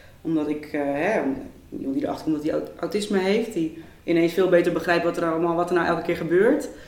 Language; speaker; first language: Dutch; native; Dutch